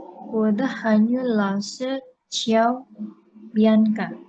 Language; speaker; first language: Chinese; non-native, learner; Indonesian